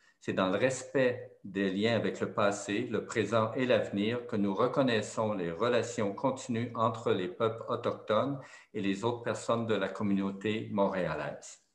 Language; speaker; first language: French; native; French